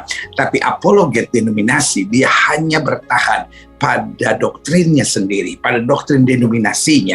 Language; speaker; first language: Indonesian; native; Indonesian